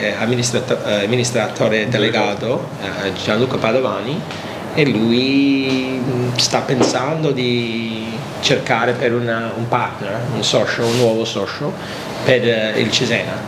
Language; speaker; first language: Italian; non-native, learner; English